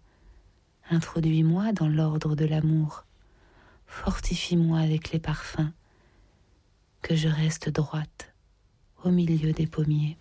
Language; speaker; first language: French; native; French